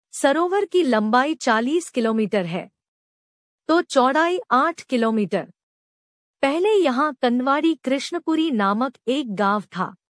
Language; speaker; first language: Hindi; native; Hindi